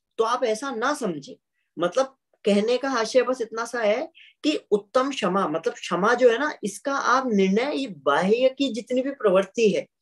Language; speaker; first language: Hindi; native; Hindi